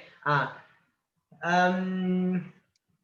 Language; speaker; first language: Hindi; non-native, learner; Italian